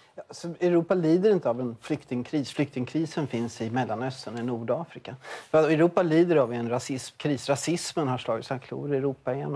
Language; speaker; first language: Swedish; native; Swedish